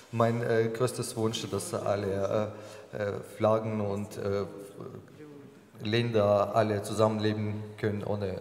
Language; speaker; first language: German; non-native, learner; Ukrainian